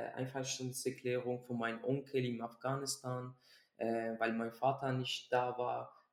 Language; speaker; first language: German; early bilingual, other home language; Persian